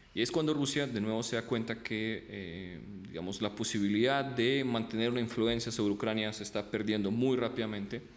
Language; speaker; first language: Spanish; early bilingual, other home language; Russian